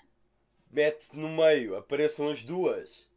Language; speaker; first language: Portuguese; native; Portuguese